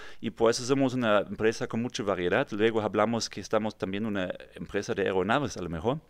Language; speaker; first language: Spanish; non-native, fluent; German